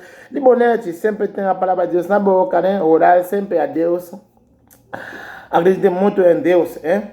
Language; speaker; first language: Portuguese; non-native, learner; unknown